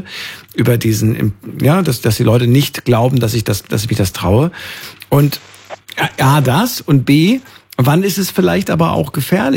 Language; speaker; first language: German; native; German